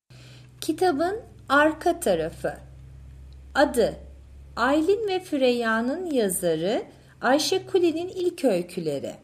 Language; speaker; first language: Turkish; native; Turkish